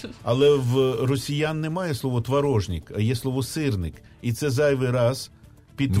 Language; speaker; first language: Ukrainian; native; Ukrainian